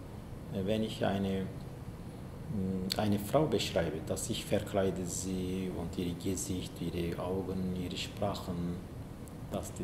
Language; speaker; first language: German; non-native, learner; Zaza